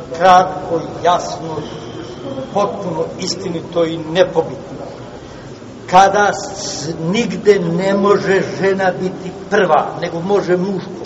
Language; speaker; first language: Bosnian; native; Bosnian